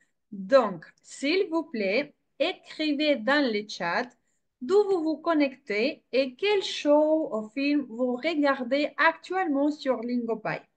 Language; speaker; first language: French; non-native, fluent; Spanish